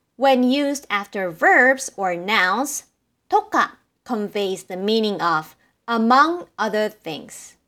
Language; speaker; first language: English; non-native, fluent; Japanese